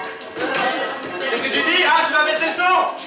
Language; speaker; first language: French; native; French